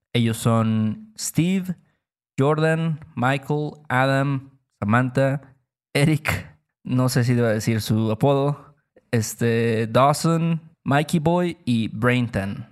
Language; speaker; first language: Spanish; native; Spanish